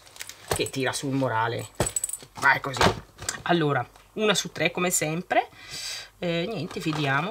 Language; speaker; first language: Italian; native; Italian